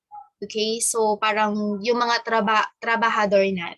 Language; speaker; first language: Filipino; native; Filipino